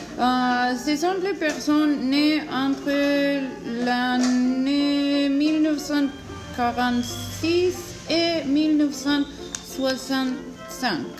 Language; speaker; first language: French; non-native, learner; Spanish